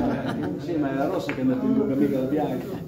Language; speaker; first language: Italian; native; Italian